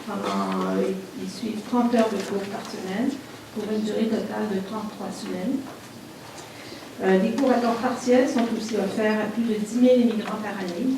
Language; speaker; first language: French; native; French